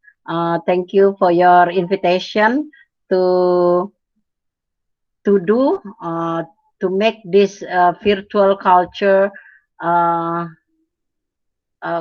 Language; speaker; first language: English; non-native, fluent; Indonesian